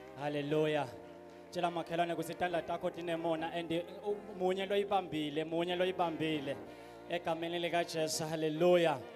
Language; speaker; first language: Zulu; non-native, local second language; Swati